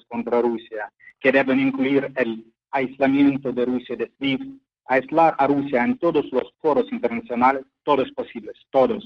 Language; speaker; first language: Spanish; non-native, fluent; Ukrainian